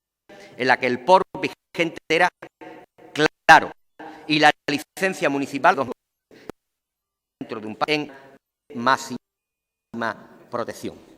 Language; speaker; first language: Spanish; native; Spanish